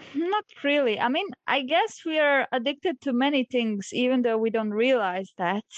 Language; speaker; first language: English; non-native, fluent; Croatian